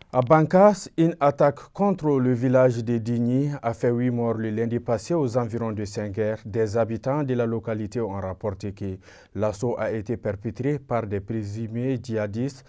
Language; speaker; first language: French; non-native, local second language; Bambara